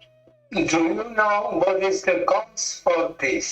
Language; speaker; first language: English; non-native, learner; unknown